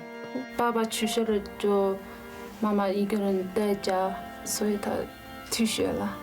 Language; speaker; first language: Chinese; non-native, local second language; Kyrgyz